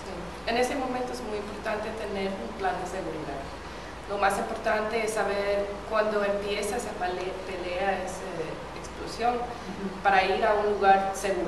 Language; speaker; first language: Spanish; non-native, fluent; English